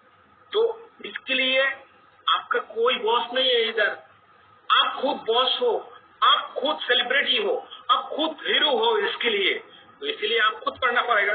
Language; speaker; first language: Hindi; non-native, fluent; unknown